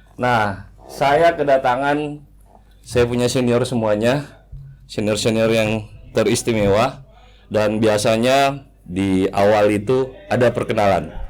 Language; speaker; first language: Indonesian; native; Indonesian